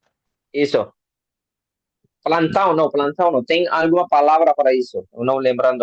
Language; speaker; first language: Portuguese; non-native, learner; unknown